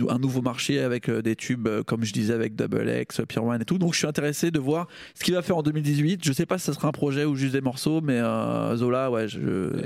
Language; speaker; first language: French; native; French